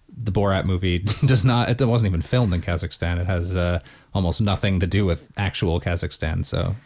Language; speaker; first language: English; native; English